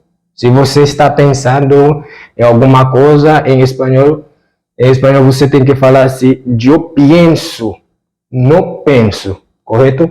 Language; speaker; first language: Portuguese; non-native, fluent; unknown